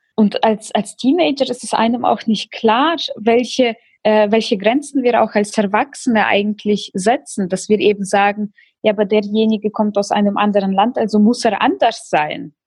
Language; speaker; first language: German; early bilingual, other home language; Russian